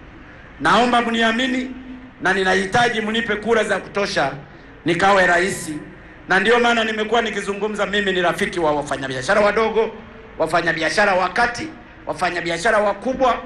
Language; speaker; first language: Swahili; native; Swahili